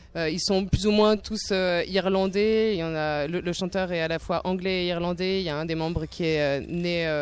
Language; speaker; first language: French; native; French